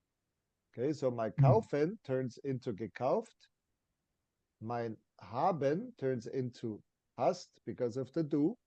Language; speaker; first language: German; non-native, fluent; English